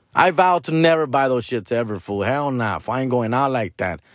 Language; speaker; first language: English; early bilingual, other home language; Spanish